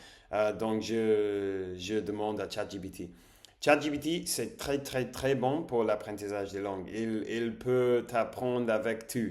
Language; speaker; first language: French; non-native, learner; English